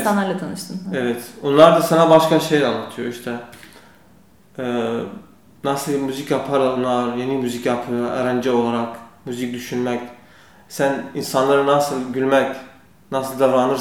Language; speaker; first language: Turkish; non-native, learner; Kurdish